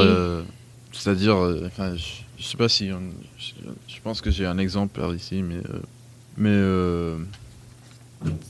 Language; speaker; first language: French; non-native, fluent; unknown